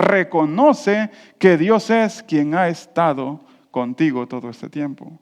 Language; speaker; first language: Spanish; native; Spanish